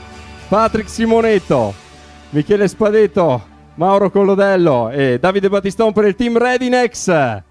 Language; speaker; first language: Italian; native; Italian